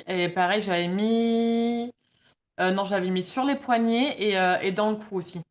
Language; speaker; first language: French; native; French